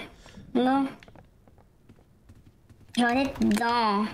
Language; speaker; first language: French; native; French